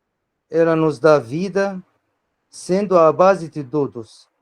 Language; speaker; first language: Portuguese; non-native, fluent; Arabic